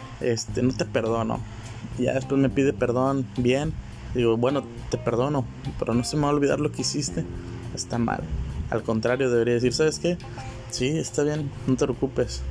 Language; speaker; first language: Spanish; native; Spanish